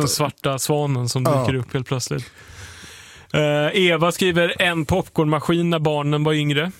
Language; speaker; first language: Swedish; native; Swedish